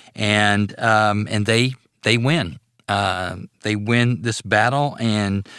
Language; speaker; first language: English; native; English